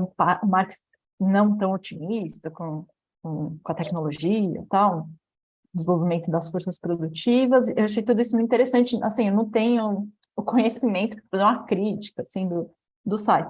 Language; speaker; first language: Portuguese; native; Portuguese